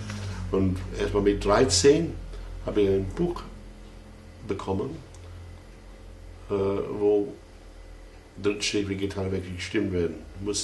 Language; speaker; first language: German; non-native, fluent; English